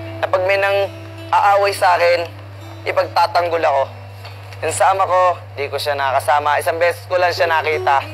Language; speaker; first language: Filipino; native; Filipino